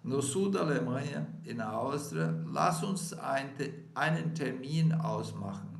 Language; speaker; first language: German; non-native, fluent; Portuguese